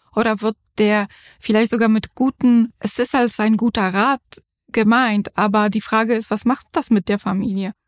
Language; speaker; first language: German; non-native, fluent; Polish